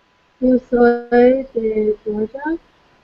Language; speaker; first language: Spanish; non-native, learner; English